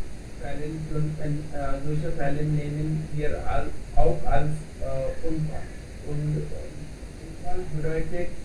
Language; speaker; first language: German; non-native, learner; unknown